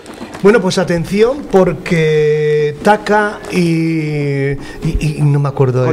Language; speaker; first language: Spanish; native; Spanish